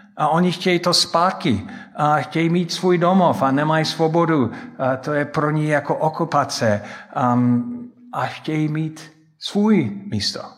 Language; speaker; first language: Czech; non-native, fluent; English